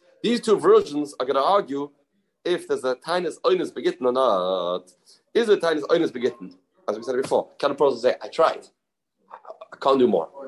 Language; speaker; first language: English; native; English